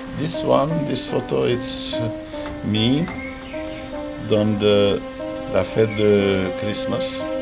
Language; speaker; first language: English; non-native, learner; Hungarian